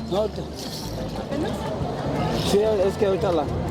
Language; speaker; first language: Spanish; native; Spanish